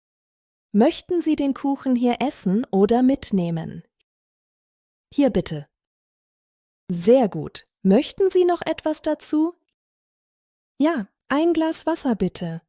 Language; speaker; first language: German; non-native, fluent; Bosnian